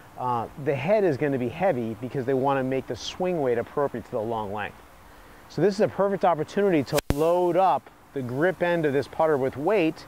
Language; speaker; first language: English; native; English